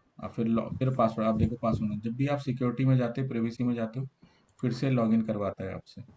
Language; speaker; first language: Hindi; native; Hindi